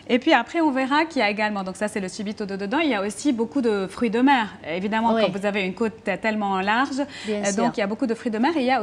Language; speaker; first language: French; non-native, local second language; Arabic